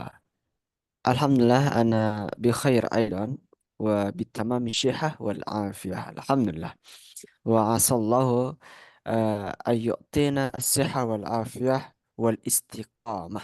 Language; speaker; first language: Arabic; non-native, fluent; Indonesian